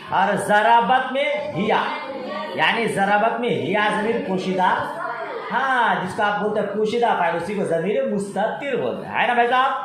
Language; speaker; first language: Urdu; native; Urdu